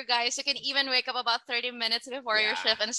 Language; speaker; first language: English; non-native, local second language; Filipino